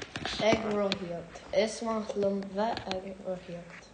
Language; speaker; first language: Irish; non-native, local second language; English